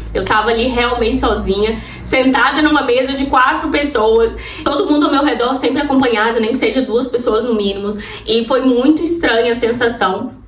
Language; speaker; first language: Portuguese; native; Portuguese